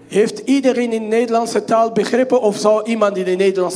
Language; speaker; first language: Dutch; non-native, fluent; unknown